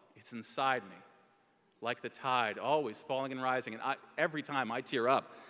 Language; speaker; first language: English; native; English